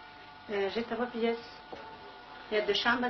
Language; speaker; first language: French; non-native, learner; Kabyle